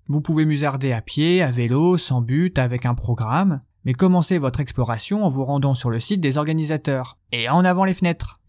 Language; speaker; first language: French; native; French